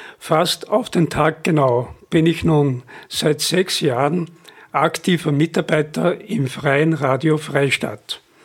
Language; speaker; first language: German; native; German